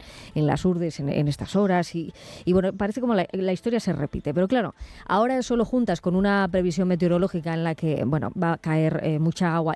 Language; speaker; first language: Spanish; native; Spanish